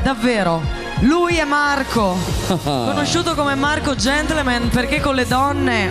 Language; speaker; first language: Italian; native; Italian